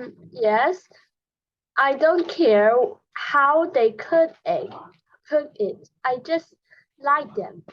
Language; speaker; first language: English; non-native, learner; Chinese